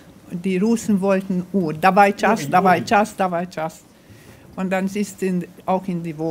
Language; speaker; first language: German; non-native, fluent; Romanian